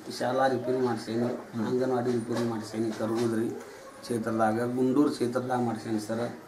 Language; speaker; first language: Kannada; non-native, local second language; Lambadi